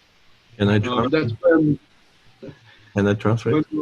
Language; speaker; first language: English; non-native, fluent; Japanese